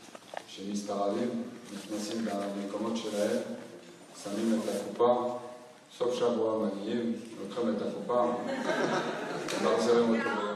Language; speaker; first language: Hebrew; non-native, fluent; French